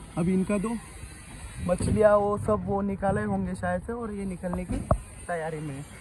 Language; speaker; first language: Hindi; non-native, local second language; Marathi